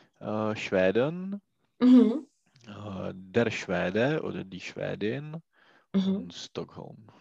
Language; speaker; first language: German; non-native, learner; Czech